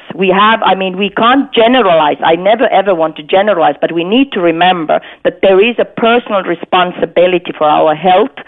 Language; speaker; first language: English; non-native, fluent; Finnish